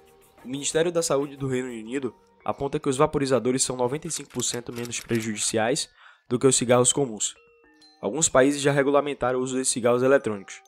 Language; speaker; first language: Portuguese; native; Portuguese